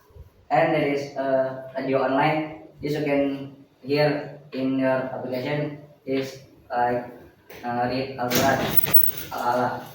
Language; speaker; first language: English; non-native, learner; Indonesian